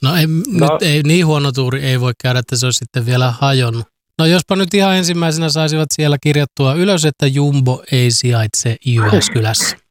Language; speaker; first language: Finnish; native; Finnish